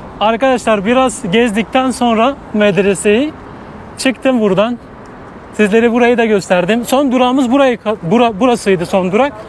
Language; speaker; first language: Turkish; native; Turkish